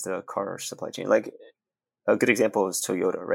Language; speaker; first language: English; native; English